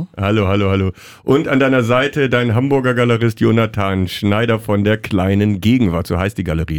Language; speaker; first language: German; native; German